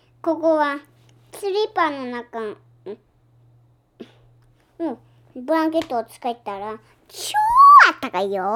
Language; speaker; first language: Japanese; early bilingual, heritage; Japanese